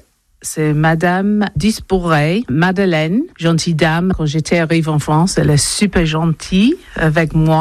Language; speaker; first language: French; non-native, learner; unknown